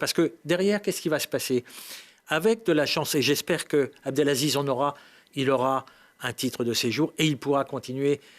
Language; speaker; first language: French; native; French